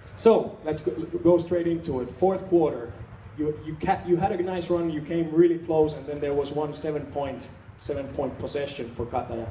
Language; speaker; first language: English; non-native, fluent; Finnish